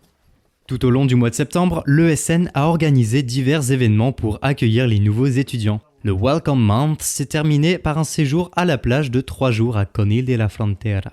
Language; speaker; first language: French; native; French